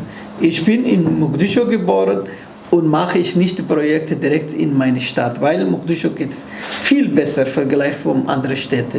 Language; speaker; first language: German; non-native, fluent; Somali